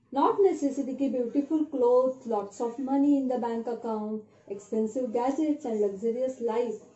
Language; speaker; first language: English; non-native, local second language; Marathi